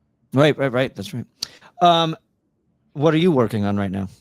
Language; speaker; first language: English; native; English